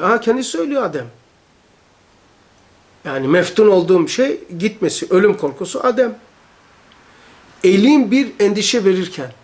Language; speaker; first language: Turkish; native; Turkish